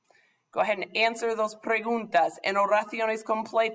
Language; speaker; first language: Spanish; non-native, fluent; English